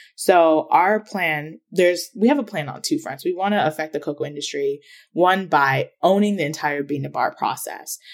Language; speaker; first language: English; early bilingual, other home language; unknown